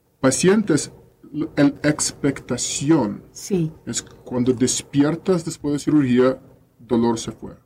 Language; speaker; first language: Spanish; non-native, learner; Russian